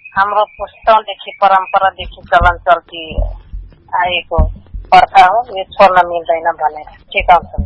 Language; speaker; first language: Nepali; non-native, local second language; Dangaura Tharu